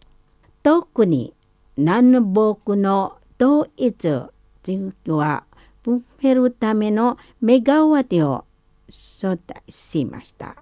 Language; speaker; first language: Japanese; non-native, learner; Indonesian